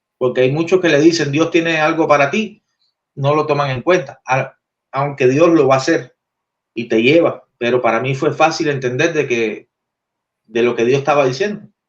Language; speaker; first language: Spanish; native; Spanish